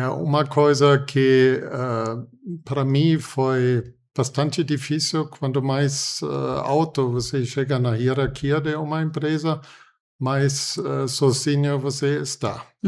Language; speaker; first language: Portuguese; non-native, fluent; German